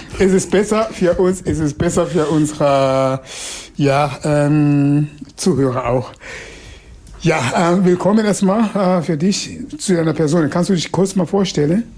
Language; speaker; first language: German; non-native, fluent; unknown